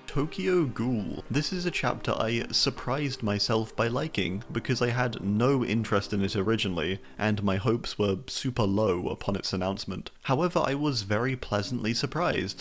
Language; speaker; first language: English; native; English